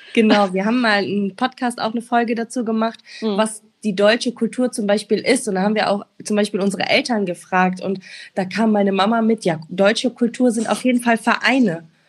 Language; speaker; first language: German; native; German